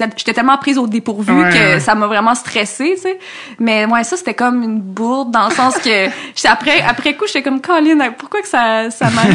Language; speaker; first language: French; native; French